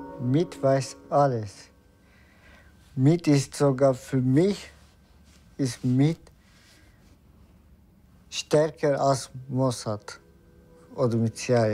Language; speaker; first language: German; non-native, learner; Turkish